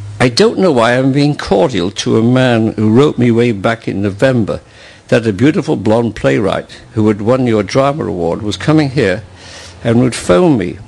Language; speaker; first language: English; native; English